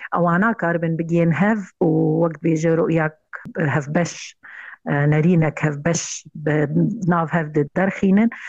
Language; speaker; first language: Kurdish; native; Kurdish